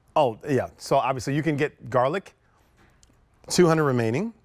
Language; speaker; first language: English; native; English